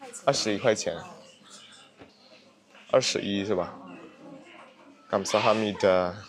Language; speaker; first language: Chinese; non-native, fluent; Indonesian